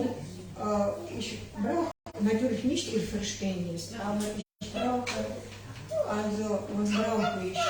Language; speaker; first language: German; non-native, learner; Ukrainian